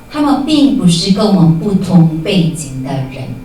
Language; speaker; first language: Chinese; native; Chinese